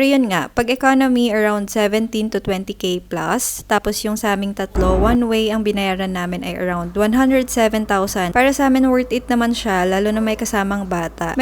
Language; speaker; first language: Filipino; native; Filipino